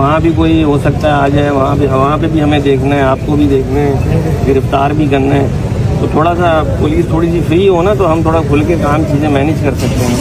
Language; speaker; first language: Urdu; native; Urdu